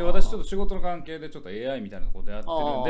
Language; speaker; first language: Japanese; native; Japanese